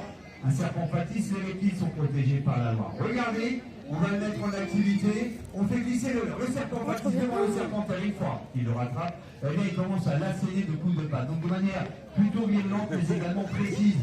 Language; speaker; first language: French; native; French